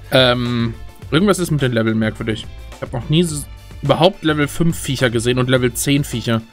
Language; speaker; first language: German; native; German